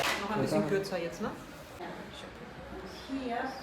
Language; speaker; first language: German; native; German